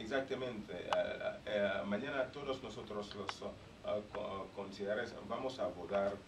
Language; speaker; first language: Spanish; non-native, learner; Haitian Creole